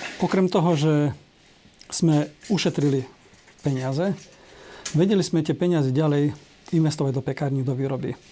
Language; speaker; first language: Slovak; native; Slovak